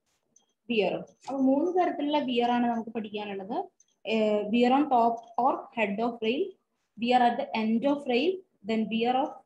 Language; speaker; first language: Malayalam; native; Malayalam